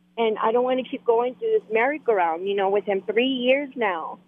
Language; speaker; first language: English; non-native, fluent; Spanish